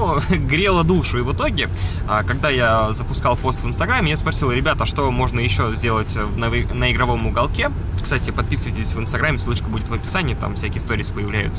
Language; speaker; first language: Russian; native; Russian